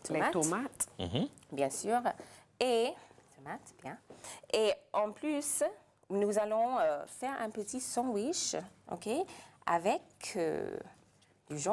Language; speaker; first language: French; non-native, fluent; English